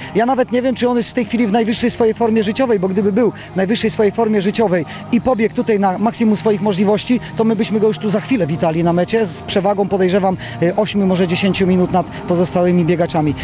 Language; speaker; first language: Polish; native; Polish